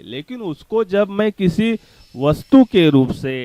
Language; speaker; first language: Hindi; non-native, local second language; Marathi